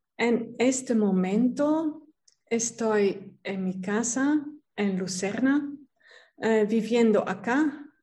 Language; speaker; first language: Spanish; non-native, fluent; Dutch